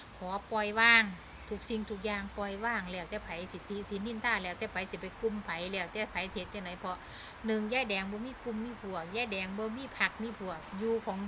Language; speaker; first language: Thai; non-native, local second language; Northeastern Thai